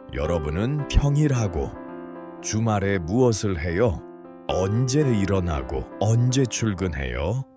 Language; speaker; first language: Korean; non-native, fluent; Uzbek